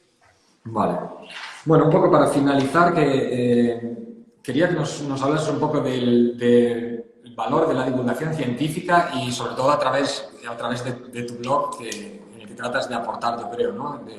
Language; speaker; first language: Spanish; native; Spanish